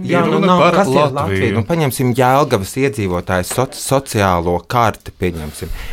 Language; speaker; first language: Latvian; non-native, local second language; Russian